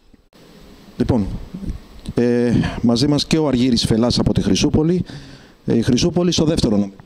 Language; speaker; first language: Greek; native; Greek